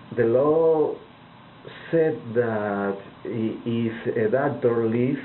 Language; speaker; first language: English; non-native, learner; Spanish